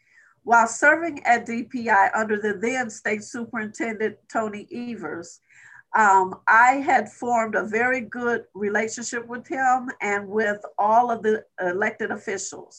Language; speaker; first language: English; native; English